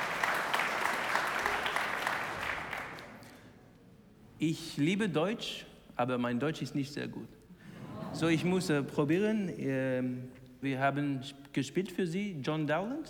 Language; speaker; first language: German; non-native, learner; English